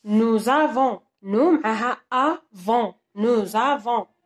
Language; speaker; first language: French; non-native, local second language; Arabic